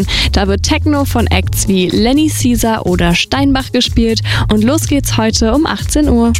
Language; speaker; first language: German; native; German